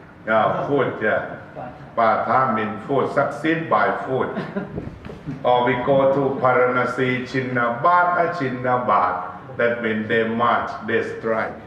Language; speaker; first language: English; non-native, learner; Thai